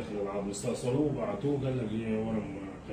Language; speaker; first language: Arabic; native; Arabic